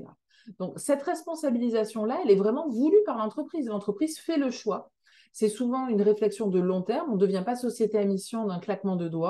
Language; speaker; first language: French; native; French